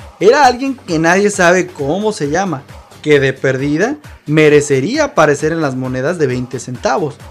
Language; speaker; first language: Spanish; native; Spanish